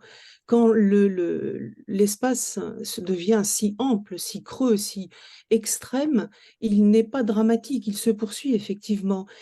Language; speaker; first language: French; native; French